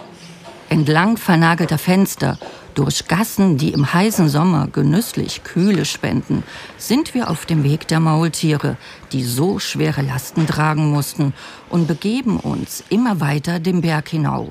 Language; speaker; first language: German; native; German